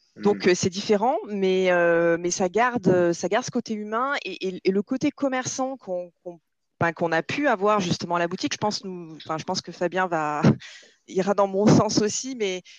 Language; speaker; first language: French; native; French